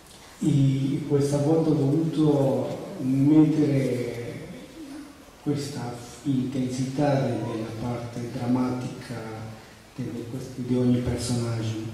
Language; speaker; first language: Italian; non-native, fluent; Spanish